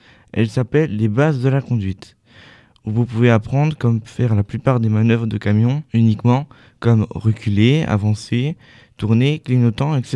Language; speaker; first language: French; native; French